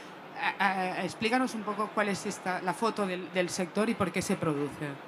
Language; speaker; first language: Spanish; native; Spanish